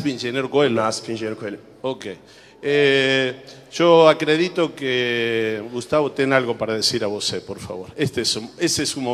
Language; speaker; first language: Spanish; native; Spanish